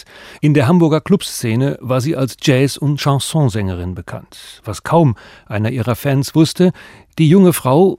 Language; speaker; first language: German; native; German